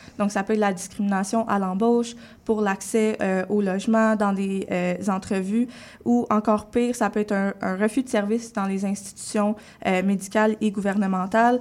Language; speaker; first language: French; native; French